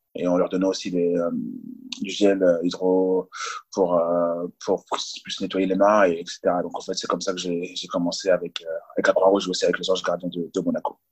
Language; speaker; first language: French; early bilingual, other home language; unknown